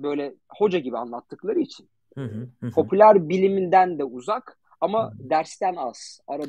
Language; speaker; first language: Turkish; native; Turkish